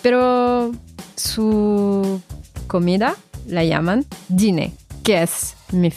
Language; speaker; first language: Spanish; non-native, fluent; French